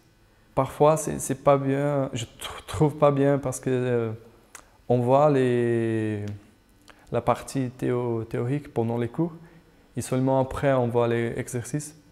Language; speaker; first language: French; non-native, fluent; Portuguese